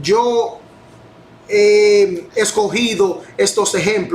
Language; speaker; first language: Spanish; non-native, fluent; English